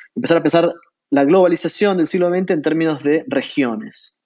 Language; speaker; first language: Spanish; native; Spanish